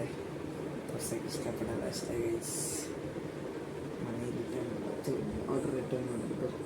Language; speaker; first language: Kannada; native; Kannada